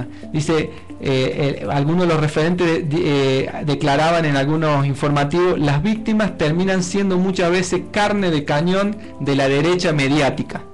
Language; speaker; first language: Spanish; native; Spanish